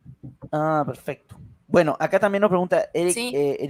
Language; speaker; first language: Spanish; native; Spanish